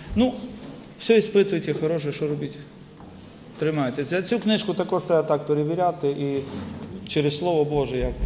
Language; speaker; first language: Ukrainian; native; Ukrainian